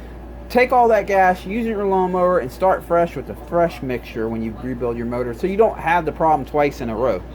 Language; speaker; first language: English; native; English